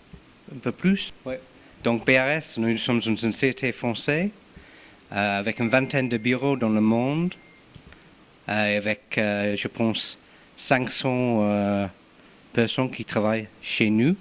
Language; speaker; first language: French; non-native, fluent; English